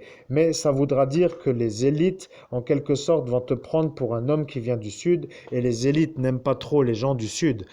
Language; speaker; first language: French; native; French